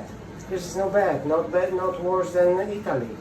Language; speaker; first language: English; non-native, fluent; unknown